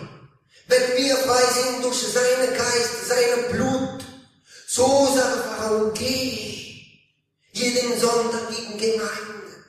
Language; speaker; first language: German; non-native, learner; Italian